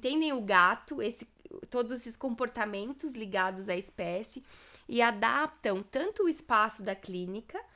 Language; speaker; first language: Portuguese; native; Portuguese